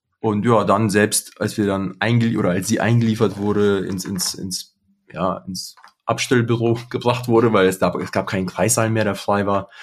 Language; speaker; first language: German; early bilingual, other home language; Russian